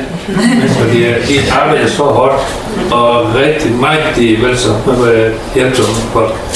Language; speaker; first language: Danish; non-native, learner; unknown